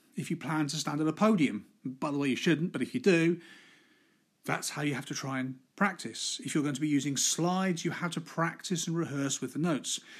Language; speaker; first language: English; native; English